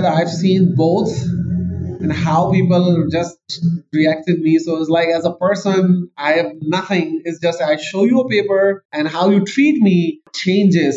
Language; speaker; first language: English; non-native, local second language; Urdu